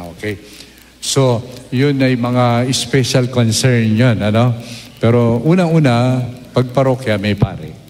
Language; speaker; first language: Filipino; non-native, local second language; Pampanga